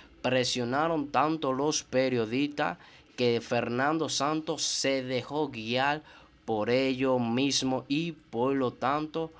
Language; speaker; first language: Spanish; native; Spanish